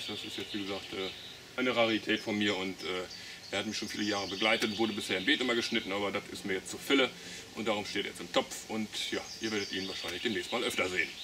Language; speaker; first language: German; native; German